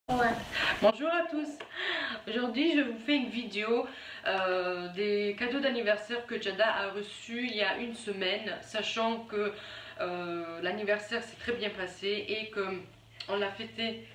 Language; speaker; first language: French; native; French